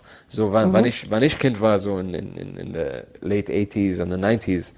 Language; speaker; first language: German; non-native, learner; Arabic